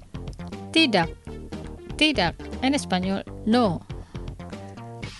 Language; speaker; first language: Spanish; non-native, learner; Indonesian